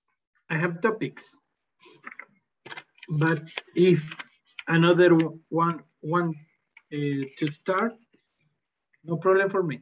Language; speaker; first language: English; non-native, learner; Spanish